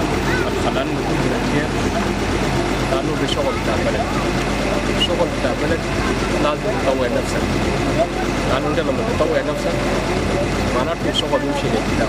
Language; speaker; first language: Arabic; non-native, local second language; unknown